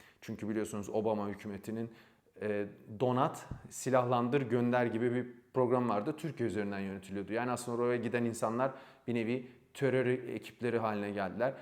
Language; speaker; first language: Turkish; native; Turkish